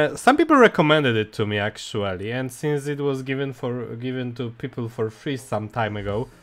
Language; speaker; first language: English; non-native, fluent; Polish